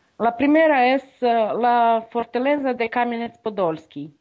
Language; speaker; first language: Spanish; non-native, learner; Ukrainian